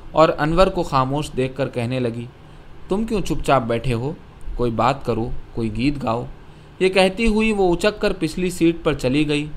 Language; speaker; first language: Urdu; native; Urdu